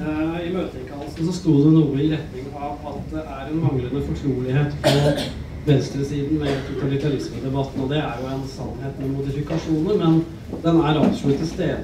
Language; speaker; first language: Norwegian; native; Norwegian